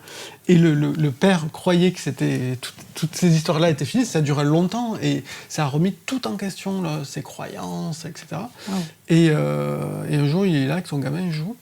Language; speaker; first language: French; native; French